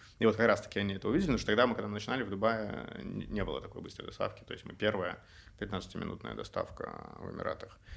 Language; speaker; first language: Russian; native; Russian